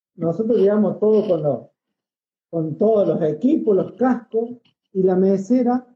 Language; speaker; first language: Spanish; native; Spanish